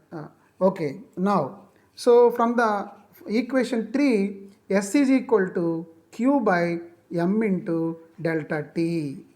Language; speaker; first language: English; non-native, local second language; Telugu